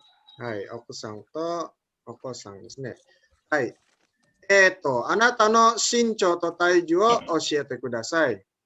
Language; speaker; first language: Japanese; non-native, fluent; Indonesian